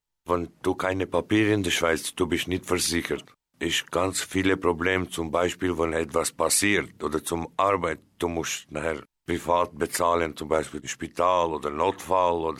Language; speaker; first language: German; non-native, learner; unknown